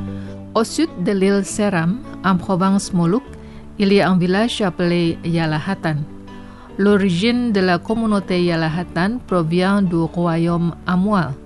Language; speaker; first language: French; non-native, fluent; Indonesian